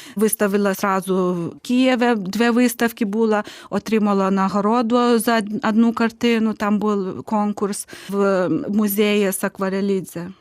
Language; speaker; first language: Ukrainian; non-native, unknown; Lithuanian